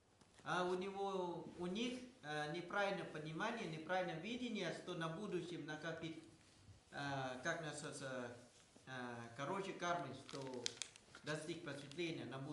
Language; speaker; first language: Russian; non-native, learner; Thai